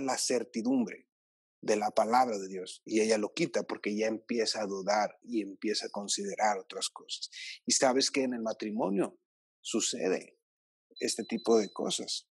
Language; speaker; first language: Spanish; native; Spanish